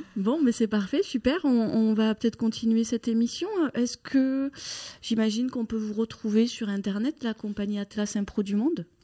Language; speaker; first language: French; native; French